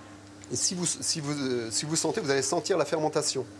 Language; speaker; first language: French; native; French